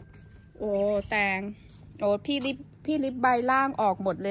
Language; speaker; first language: Thai; native; Thai